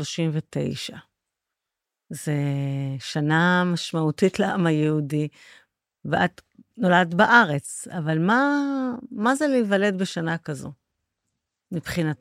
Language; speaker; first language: Hebrew; native; Hebrew